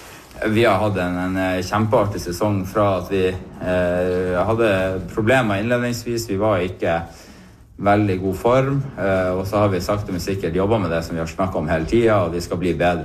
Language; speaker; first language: Norwegian; native; Norwegian